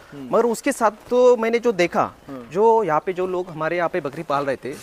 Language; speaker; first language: Hindi; non-native, local second language; Marathi